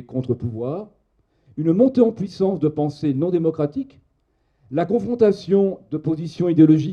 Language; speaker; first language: French; native; French